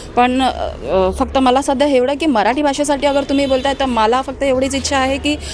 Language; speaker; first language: Marathi; non-native, local second language; Hindi